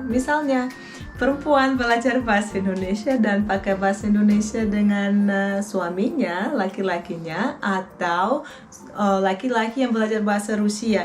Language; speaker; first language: Indonesian; non-native, fluent; Russian